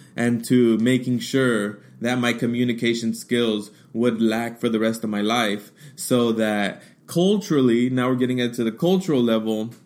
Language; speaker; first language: English; early bilingual, other home language; Spanish